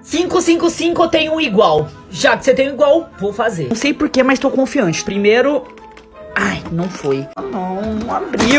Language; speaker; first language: Portuguese; native; Portuguese